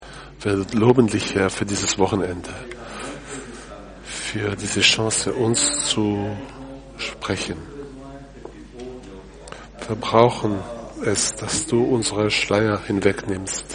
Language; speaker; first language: German; non-native, fluent; French